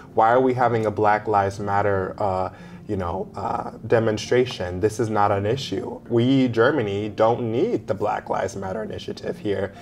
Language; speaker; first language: English; native; English